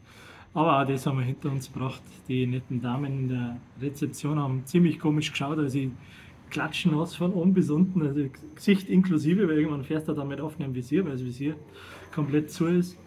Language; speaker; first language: German; native; German